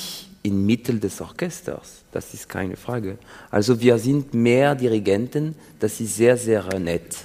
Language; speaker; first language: German; non-native, learner; French